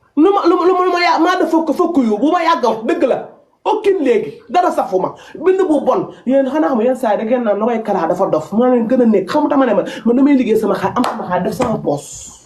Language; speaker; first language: Wolof; native; Wolof